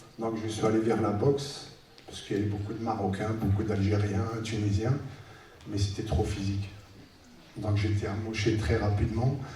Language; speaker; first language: French; early bilingual, other home language; Tachelhit